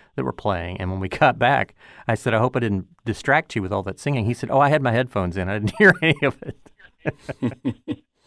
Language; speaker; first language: English; native; English